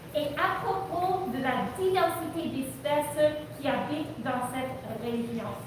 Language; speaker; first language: French; non-native, local second language; English